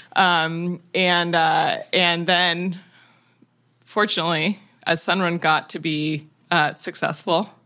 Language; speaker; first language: English; native; English